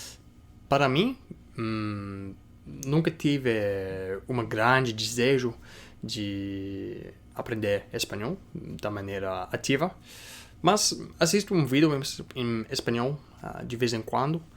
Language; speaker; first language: Portuguese; non-native, fluent; English